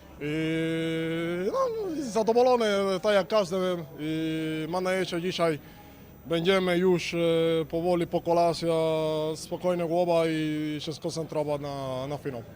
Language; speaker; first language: Polish; non-native, fluent; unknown